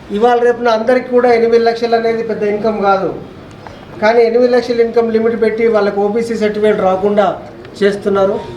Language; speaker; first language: Telugu; native; Telugu